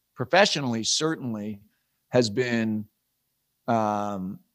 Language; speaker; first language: English; native; English